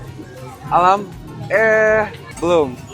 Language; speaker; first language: Indonesian; non-native, learner; Czech